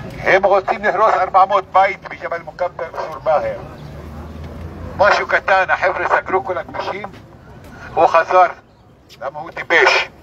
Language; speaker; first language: Hebrew; non-native, local second language; Arabic